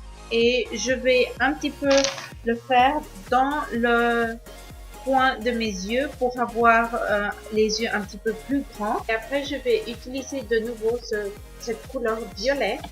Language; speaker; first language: French; non-native, learner; Spanish